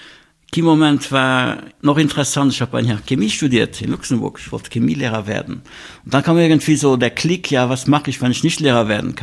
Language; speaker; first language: German; non-native, local second language; Luxembourgish